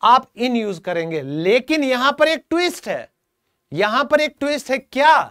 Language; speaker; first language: Hindi; native; Hindi